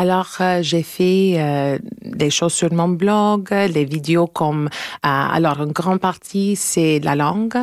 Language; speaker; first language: French; non-native, local second language; English